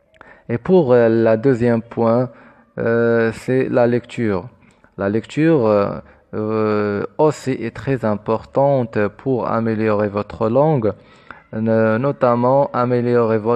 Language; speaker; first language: French; non-native, fluent; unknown